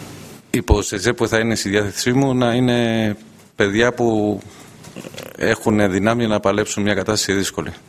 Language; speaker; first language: Greek; non-native, fluent; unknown